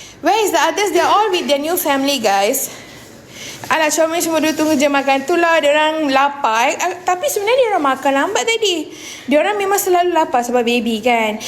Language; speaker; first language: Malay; non-native, local second language; Tamil